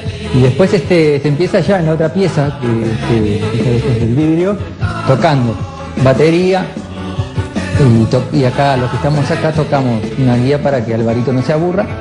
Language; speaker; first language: Spanish; native; Spanish